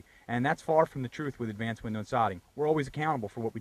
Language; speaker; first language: English; native; English